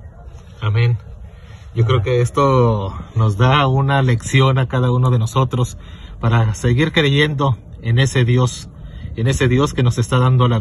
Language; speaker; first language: Spanish; native; Spanish